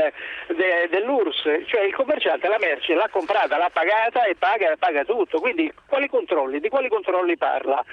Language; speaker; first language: Italian; native; Italian